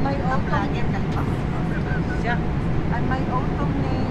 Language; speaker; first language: English; non-native, local second language; Filipino